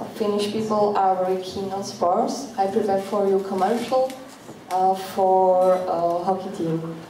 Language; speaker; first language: English; non-native, learner; Slovak